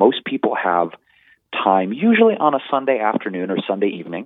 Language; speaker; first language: English; native; English